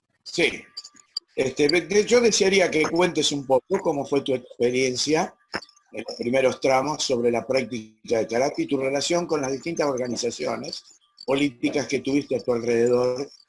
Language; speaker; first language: Spanish; native; Spanish